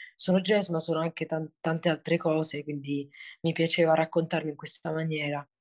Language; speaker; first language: Italian; native; Italian